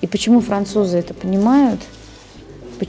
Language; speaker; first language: Russian; native; Russian